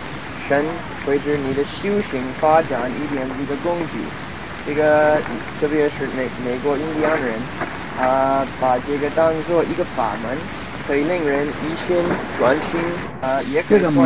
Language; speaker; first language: Chinese; non-native, fluent; English